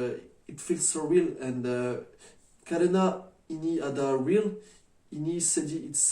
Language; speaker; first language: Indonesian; non-native, learner; French